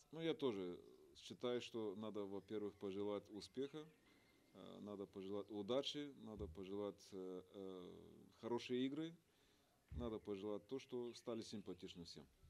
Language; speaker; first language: Russian; non-native, fluent; Bulgarian